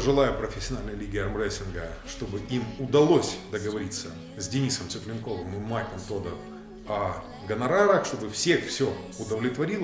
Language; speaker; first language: Russian; native; Russian